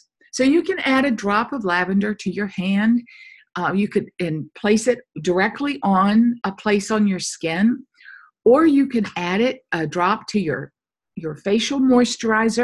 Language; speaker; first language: English; native; English